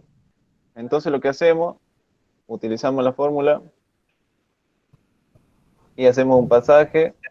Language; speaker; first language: Spanish; native; Spanish